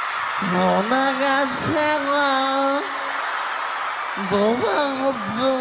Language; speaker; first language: Japanese; non-native, learner; Korean